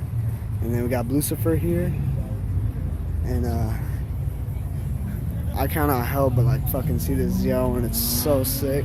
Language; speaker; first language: English; native; English